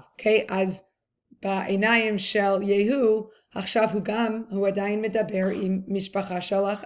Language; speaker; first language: Hebrew; non-native, fluent; English